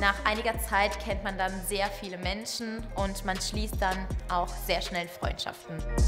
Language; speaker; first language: German; non-native, fluent; Italian